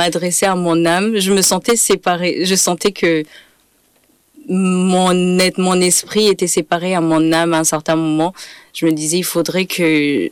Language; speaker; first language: French; non-native, local second language; Rundi